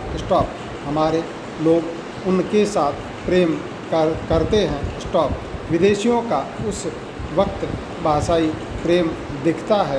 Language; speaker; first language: Hindi; native; Hindi